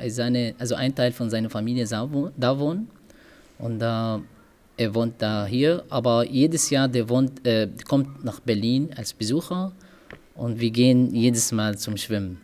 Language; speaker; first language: German; non-native, learner; Arabic